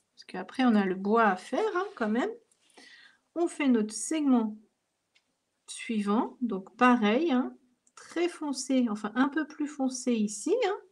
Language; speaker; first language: French; native; French